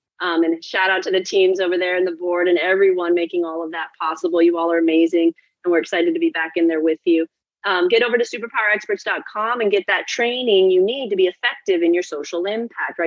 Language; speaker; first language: English; native; English